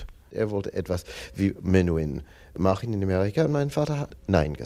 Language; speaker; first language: German; non-native, learner; English